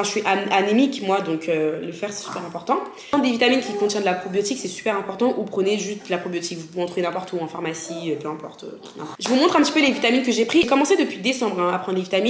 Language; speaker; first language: French; native; French